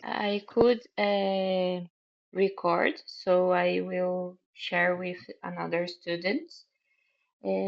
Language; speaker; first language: English; non-native, learner; Portuguese